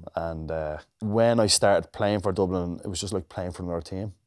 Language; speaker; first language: English; native; English